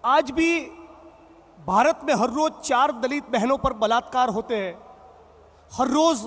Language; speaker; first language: Hindi; non-native, local second language; Gujarati